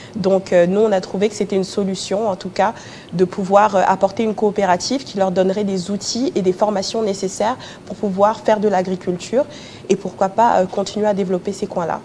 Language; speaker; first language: French; early bilingual, other home language; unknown